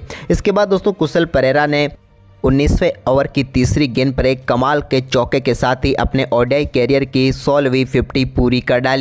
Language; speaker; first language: Hindi; native; Hindi